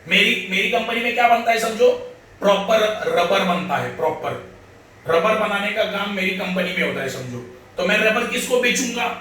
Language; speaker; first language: Hindi; non-native, local second language; Marathi